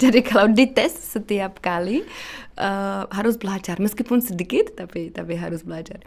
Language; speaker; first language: Indonesian; non-native, fluent; Czech